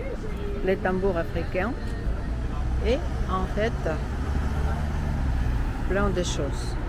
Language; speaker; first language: French; non-native, fluent; Russian